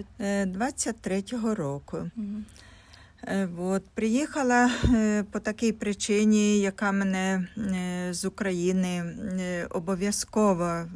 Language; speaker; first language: Ukrainian; non-native, local second language; Russian